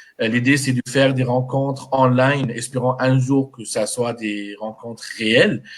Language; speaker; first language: French; non-native, local second language; Arabic